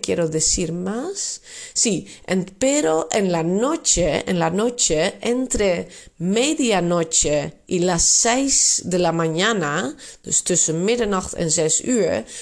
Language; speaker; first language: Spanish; non-native, fluent; Dutch